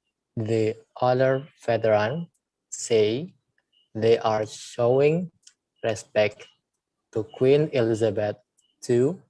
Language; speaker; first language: English; non-native, learner; Indonesian